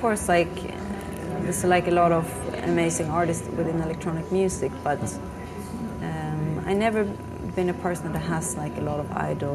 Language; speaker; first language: English; non-native, fluent; Swedish